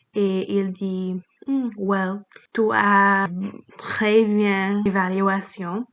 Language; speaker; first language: French; non-native, learner; English